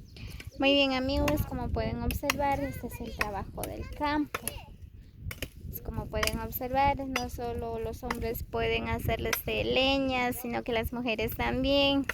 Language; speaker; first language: Spanish; native; Spanish